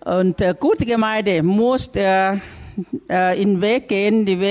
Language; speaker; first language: German; non-native, learner; Thai